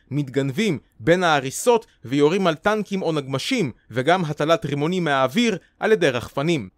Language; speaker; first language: Hebrew; native; Hebrew